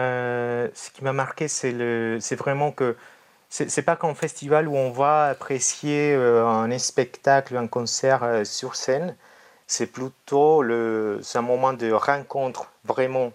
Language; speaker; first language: French; non-native, fluent; Spanish